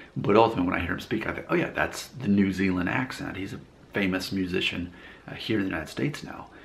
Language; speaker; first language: English; native; English